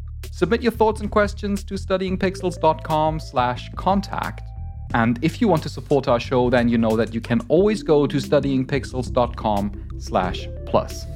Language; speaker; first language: English; non-native, fluent; German